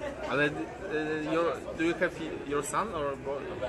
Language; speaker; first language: English; non-native, fluent; Polish